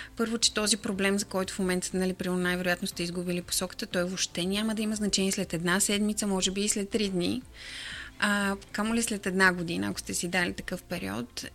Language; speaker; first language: Bulgarian; native; Bulgarian